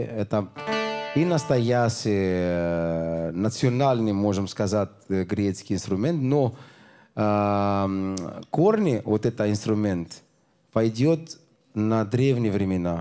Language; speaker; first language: Russian; non-native, learner; Greek